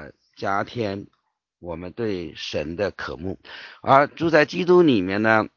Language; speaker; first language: Chinese; native; Chinese